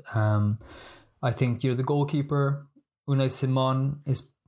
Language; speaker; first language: English; native; English